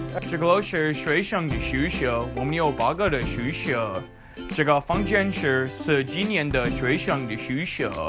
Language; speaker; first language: Chinese; non-native, learner; English